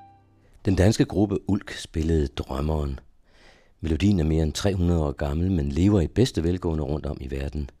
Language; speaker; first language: Danish; native; Danish